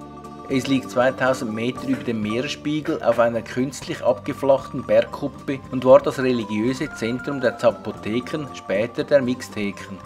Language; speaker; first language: German; native; German